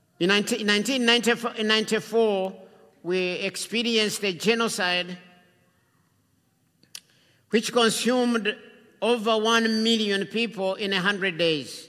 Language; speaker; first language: English; non-native, local second language; Kinyarwanda